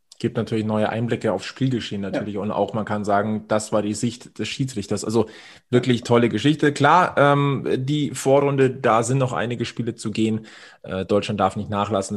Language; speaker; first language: German; native; German